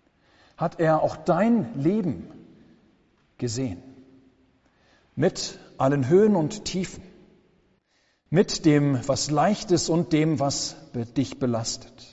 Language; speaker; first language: German; native; German